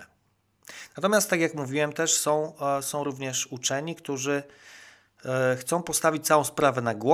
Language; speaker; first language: Polish; native; Polish